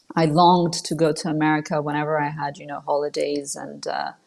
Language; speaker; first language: English; non-native, fluent; French